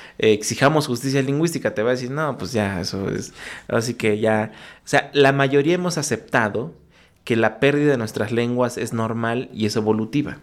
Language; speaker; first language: Spanish; non-native, local second language; Mixtepec Mixtec